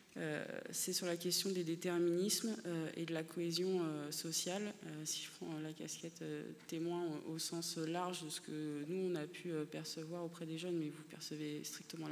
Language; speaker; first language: French; native; French